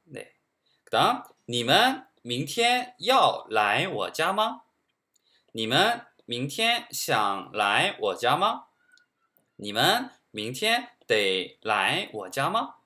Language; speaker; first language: Chinese; non-native, fluent; Korean